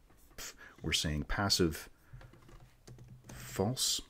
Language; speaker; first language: English; native; English